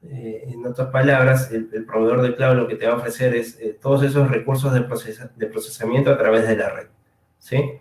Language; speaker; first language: Spanish; native; Spanish